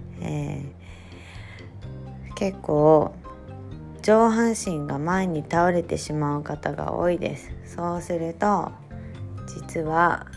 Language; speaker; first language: Japanese; native; Japanese